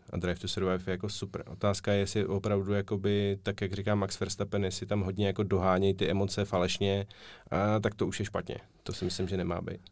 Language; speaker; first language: Czech; native; Czech